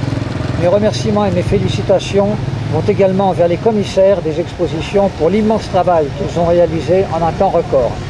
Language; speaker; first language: French; native; French